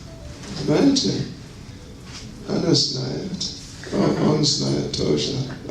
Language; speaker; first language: Russian; non-native, learner; English